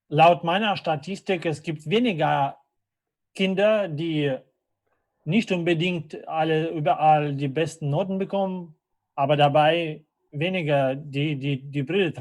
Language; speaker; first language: German; non-native, fluent; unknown